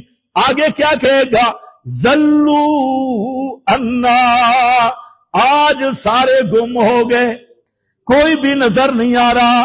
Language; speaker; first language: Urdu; non-native, local second language; Punjabi